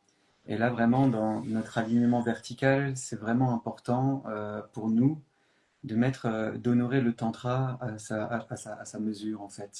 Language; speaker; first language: French; native; French